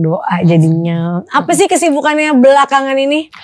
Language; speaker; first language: Indonesian; native; Indonesian